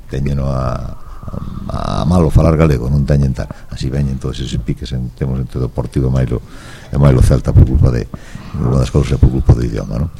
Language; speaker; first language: Galician; native; Galician